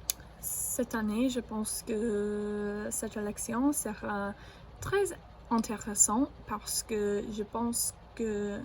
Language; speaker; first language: French; non-native, learner; English